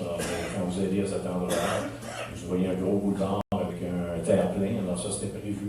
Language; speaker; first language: French; native; French